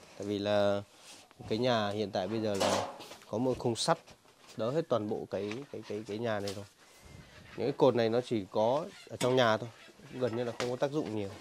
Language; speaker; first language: Vietnamese; non-native, local second language; Hmong